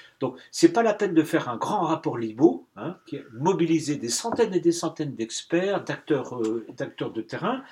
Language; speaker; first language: French; native; French